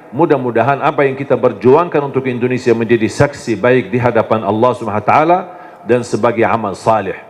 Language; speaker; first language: Indonesian; non-native, fluent; Arabic